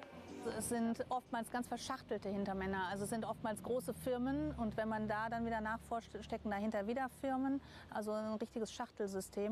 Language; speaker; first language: German; native; German